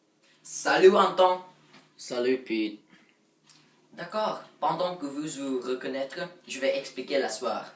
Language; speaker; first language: French; non-native, learner; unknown